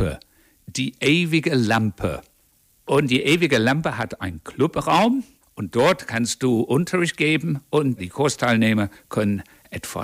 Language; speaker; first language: German; non-native, fluent; English